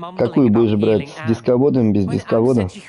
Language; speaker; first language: Russian; native; Russian